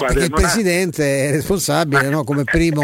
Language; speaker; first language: Italian; native; Italian